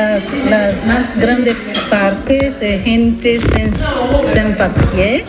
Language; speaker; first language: Spanish; non-native, learner; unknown